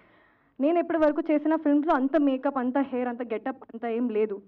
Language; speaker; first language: Telugu; non-native, fluent; Hindi